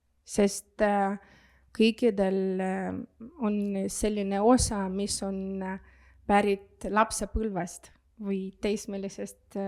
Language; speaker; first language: Estonian; non-native, local second language; Russian